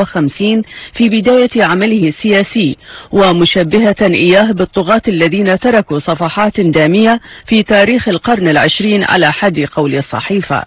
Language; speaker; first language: Arabic; native; Arabic